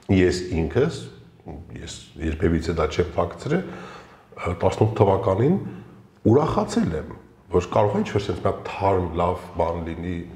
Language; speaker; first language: Armenian; early bilingual, heritage; Armenian